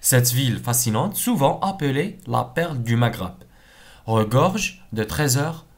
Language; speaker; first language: French; non-native, local second language; Arabic